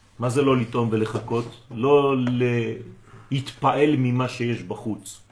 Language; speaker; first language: Hebrew; non-native, fluent; French